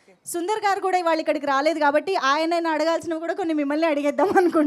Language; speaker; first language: Telugu; native; Telugu